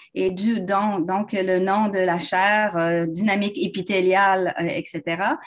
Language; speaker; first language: French; native; French